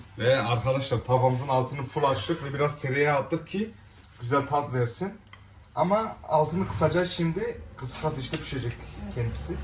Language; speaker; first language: Turkish; native; Turkish